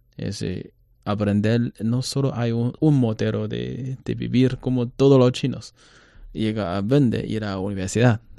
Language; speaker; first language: Spanish; non-native, learner; Chinese